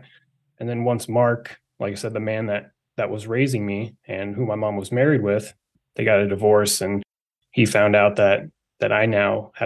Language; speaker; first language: English; native; English